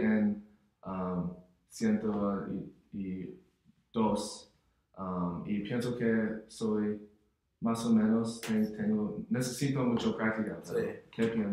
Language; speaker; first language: Spanish; non-native, learner; English